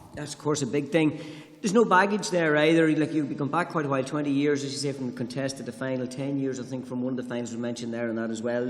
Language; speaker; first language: English; native; English